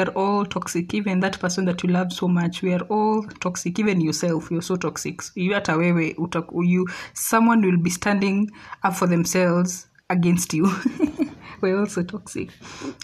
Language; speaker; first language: English; non-native, local second language; Swahili